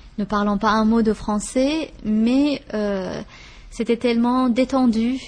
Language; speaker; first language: French; early bilingual, other home language; Persian